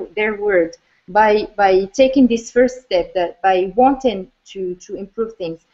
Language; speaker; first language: English; non-native, fluent; Arabic